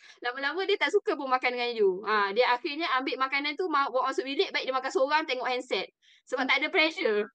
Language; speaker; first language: Malay; native; Malay